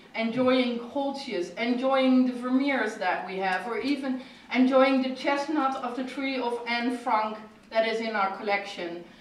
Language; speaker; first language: English; non-native, fluent; Dutch